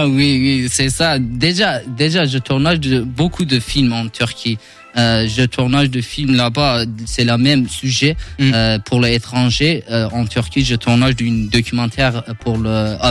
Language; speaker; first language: French; non-native, learner; Kurdish